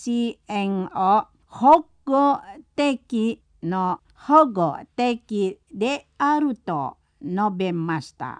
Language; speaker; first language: Japanese; non-native, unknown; Indonesian